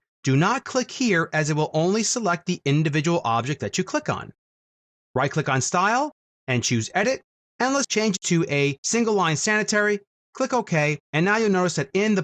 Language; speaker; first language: English; native; English